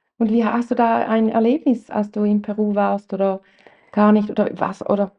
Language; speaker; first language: German; native; German